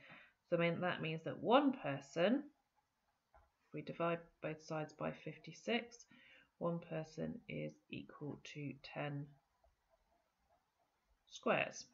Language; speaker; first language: English; native; English